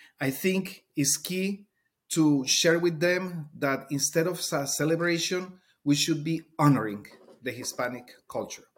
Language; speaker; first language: English; non-native, fluent; Spanish